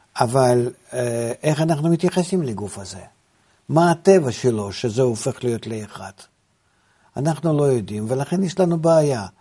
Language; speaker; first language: Hebrew; non-native, fluent; Russian